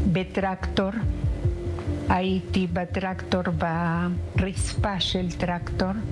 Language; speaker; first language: Hebrew; non-native, learner; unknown